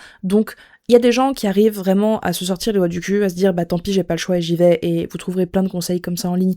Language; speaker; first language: French; native; French